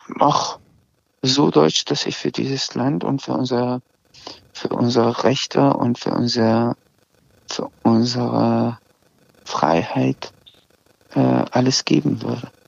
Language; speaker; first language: German; early bilingual, other home language; Azerbaijani